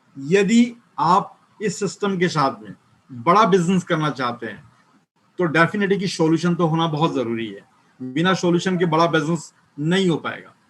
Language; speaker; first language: Hindi; native; Hindi